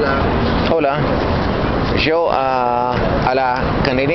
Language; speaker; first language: Spanish; non-native, learner; English